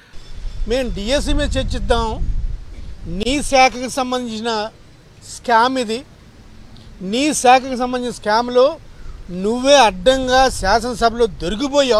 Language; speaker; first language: Telugu; native; Telugu